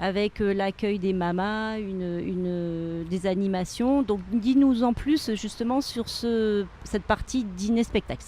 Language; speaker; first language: French; native; French